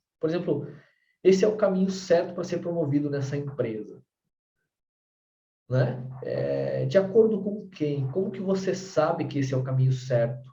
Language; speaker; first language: Portuguese; native; Portuguese